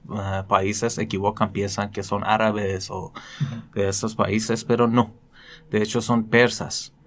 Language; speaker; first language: Spanish; non-native, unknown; Persian